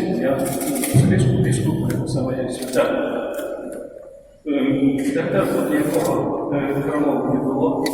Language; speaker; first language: Polish; non-native, fluent; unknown